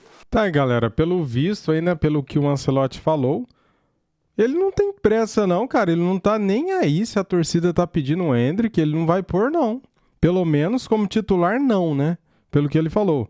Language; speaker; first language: Portuguese; native; Portuguese